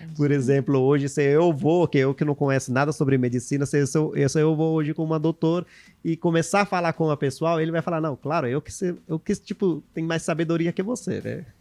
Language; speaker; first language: Portuguese; non-native, fluent; Hindi